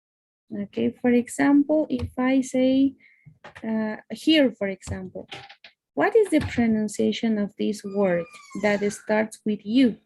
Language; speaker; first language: English; non-native, fluent; Spanish